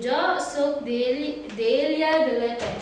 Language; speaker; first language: Spanish; non-native, learner; Cebuano